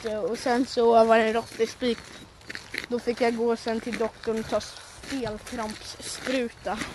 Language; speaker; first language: Swedish; native; Swedish